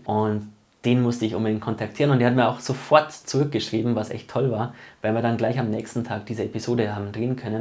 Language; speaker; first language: German; native; German